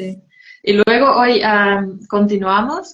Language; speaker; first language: Spanish; non-native, fluent; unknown